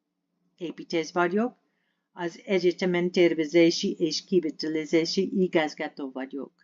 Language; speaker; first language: Hungarian; non-native, learner; English